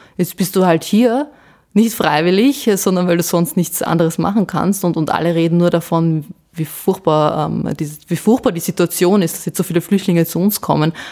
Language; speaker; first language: German; early bilingual, other home language; Bosnian